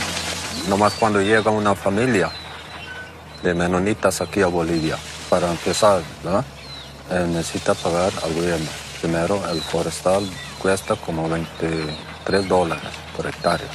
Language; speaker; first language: Spanish; non-native, local second language; Plautdietsch